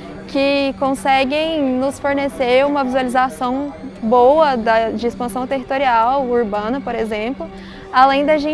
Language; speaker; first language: Portuguese; native; Portuguese